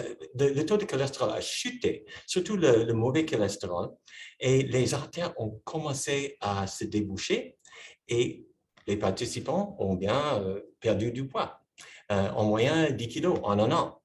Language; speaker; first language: French; non-native, fluent; English